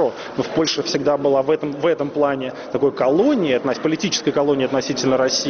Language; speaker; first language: Russian; native; Russian